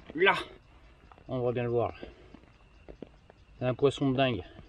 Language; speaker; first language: French; native; French